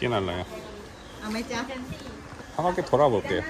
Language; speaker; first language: Korean; native; Korean